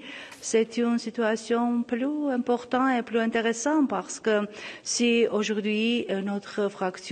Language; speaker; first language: French; non-native, local second language; Armenian